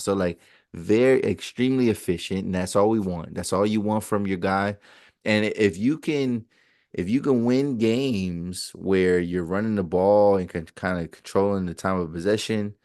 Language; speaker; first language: English; native; English